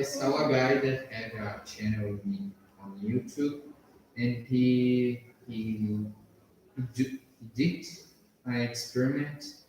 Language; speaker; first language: English; non-native, learner; Portuguese